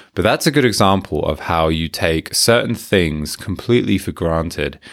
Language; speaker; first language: English; native; English